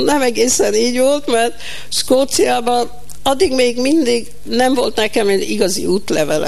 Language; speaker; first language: Hungarian; early bilingual, heritage; Hungarian